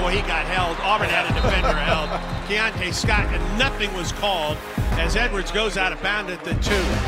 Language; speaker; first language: English; native; English